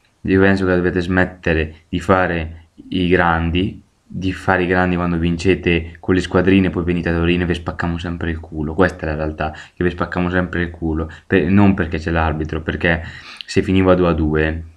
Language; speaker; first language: Italian; native; Italian